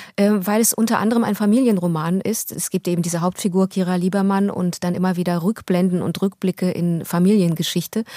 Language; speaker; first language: German; early bilingual, other home language; Russian